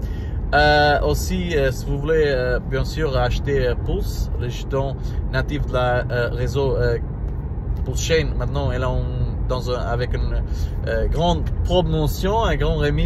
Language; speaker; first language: French; non-native, learner; Portuguese